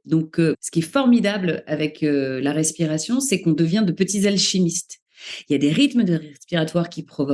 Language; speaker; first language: French; native; French